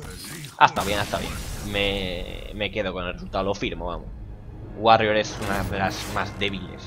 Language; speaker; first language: Spanish; native; Spanish